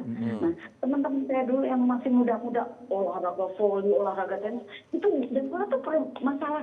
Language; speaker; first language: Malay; non-native, local second language; Sundanese